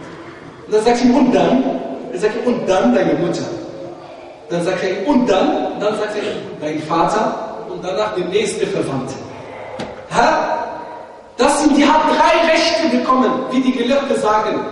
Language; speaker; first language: German; non-native, fluent; Arabic